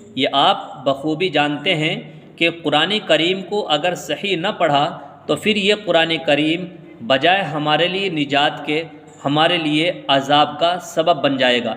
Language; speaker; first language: Urdu; native; Urdu